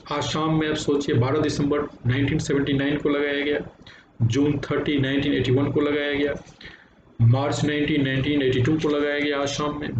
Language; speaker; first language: Hindi; native; Hindi